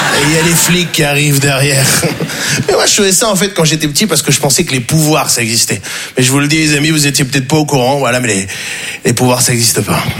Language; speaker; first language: French; native; French